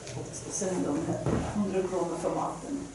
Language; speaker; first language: Swedish; non-native, fluent; Spanish